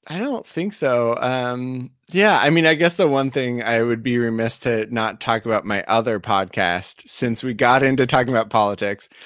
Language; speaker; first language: English; native; English